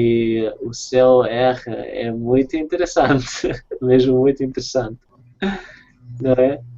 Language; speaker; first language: Portuguese; non-native, fluent; English